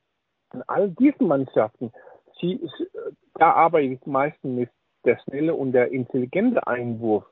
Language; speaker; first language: German; non-native, learner; Danish